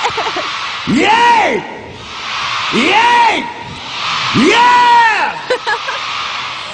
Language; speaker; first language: Japanese; native; Japanese